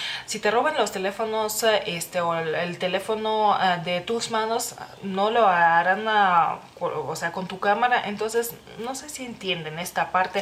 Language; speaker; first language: Spanish; non-native, fluent; Lithuanian